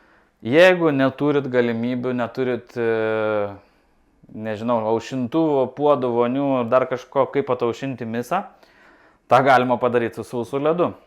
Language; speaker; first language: Lithuanian; native; Lithuanian